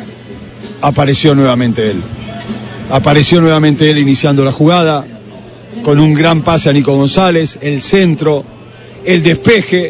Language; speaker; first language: Spanish; native; Spanish